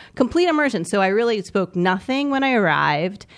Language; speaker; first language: English; native; English